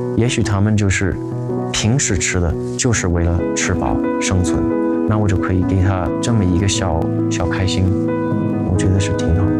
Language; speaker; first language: Chinese; non-native, fluent; English